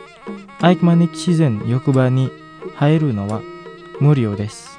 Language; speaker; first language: Japanese; non-native, fluent; Indonesian